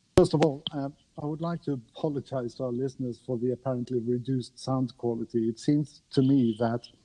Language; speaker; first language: English; non-native, fluent; Norwegian